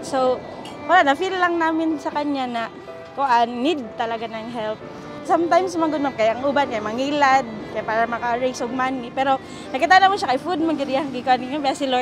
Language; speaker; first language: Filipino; non-native, local second language; Cebuano